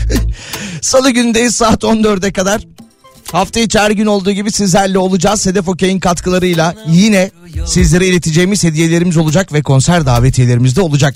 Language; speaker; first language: Turkish; native; Turkish